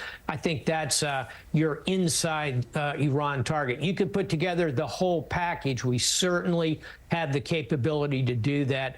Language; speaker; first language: English; native; English